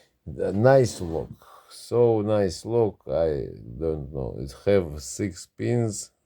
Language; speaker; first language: English; non-native, learner; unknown